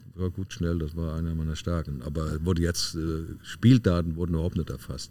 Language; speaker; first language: German; native; German